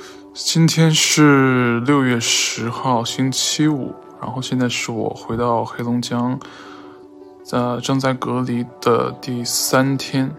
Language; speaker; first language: Chinese; native; Chinese